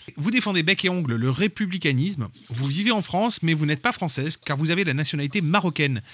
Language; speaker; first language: French; native; French